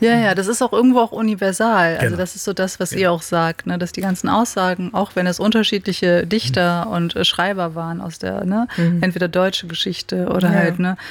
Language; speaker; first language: German; native; German